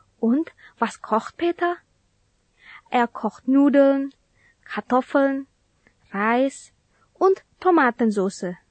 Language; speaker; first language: German; non-native, fluent; Indonesian